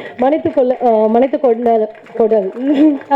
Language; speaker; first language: Tamil; non-native, learner; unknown